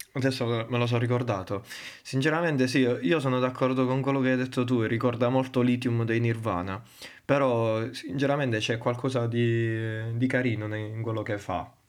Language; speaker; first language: Italian; native; Italian